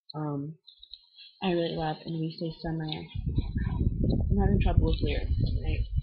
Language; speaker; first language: English; native; English